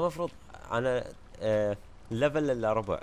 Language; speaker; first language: Arabic; native; Arabic